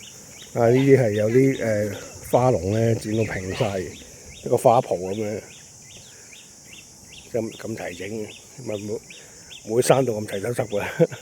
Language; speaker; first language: Chinese; native; Chinese